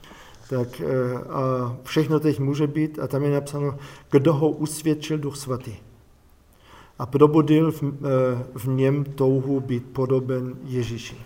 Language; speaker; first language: Czech; non-native, fluent; German